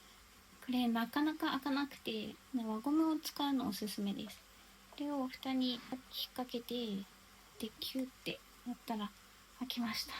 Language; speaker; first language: Japanese; native; Japanese